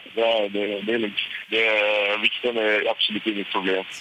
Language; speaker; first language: Swedish; native; Swedish